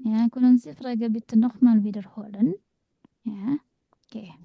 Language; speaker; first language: German; non-native, learner; Indonesian